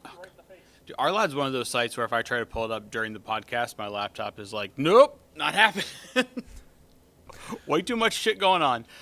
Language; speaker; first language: English; native; English